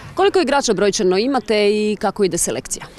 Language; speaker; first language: Serbian; native; Serbian